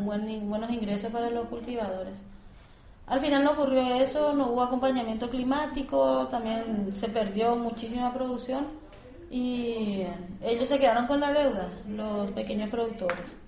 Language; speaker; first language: Spanish; native; Spanish